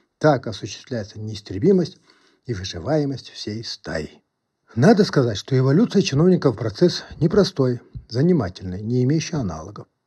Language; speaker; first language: Russian; non-native, local second language; Kazakh